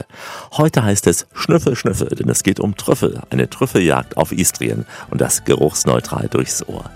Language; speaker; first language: German; native; German